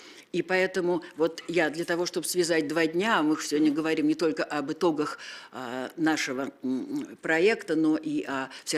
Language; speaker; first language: Russian; native; Russian